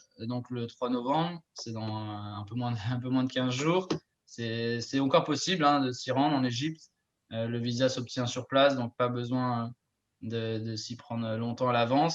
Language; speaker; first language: French; native; French